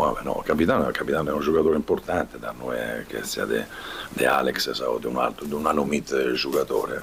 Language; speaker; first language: Romanian; non-native, fluent; Italian